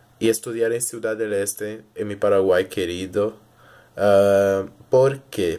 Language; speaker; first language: Spanish; early bilingual, heritage; Portuguese